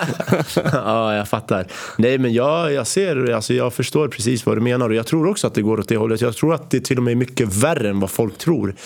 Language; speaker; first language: Swedish; early bilingual, other home language; Arabic